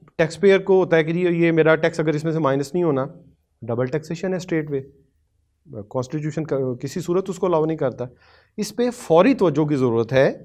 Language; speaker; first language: Urdu; non-native, local second language; Punjabi